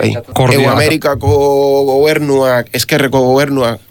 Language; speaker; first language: Basque; non-native, learner; Spanish